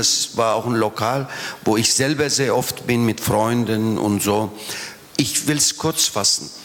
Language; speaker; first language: German; non-native, fluent; Turkish